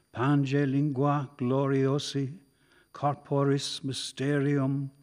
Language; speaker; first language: English; native; English